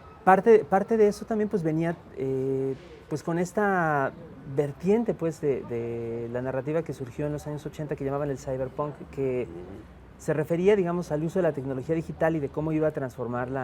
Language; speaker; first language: Spanish; native; Spanish